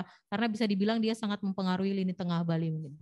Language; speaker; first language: Indonesian; native; Indonesian